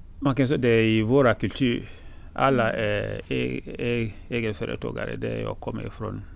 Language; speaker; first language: Swedish; non-native, fluent; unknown